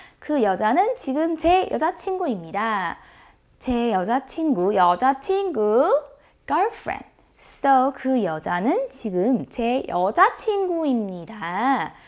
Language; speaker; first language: Korean; non-native, fluent; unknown